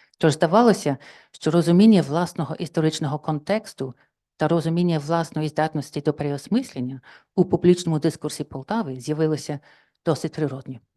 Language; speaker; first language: Ukrainian; non-native, fluent; English